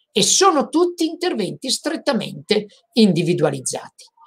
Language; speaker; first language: Italian; native; Italian